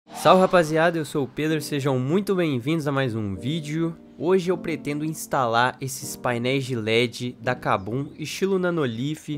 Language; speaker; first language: Portuguese; native; Portuguese